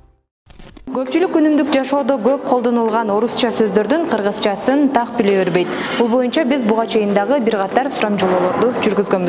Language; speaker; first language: Kyrgyz; native; Kyrgyz